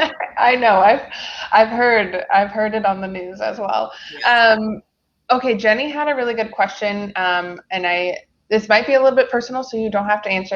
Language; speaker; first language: English; native; English